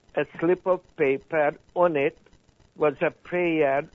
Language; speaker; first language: English; non-native, fluent; Hungarian